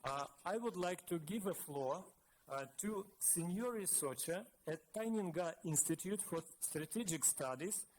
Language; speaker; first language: English; non-native, fluent; Russian